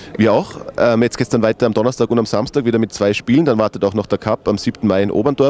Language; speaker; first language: German; native; German